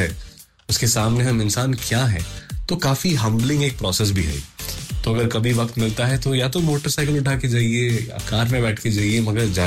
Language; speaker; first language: Hindi; non-native, local second language; Malayalam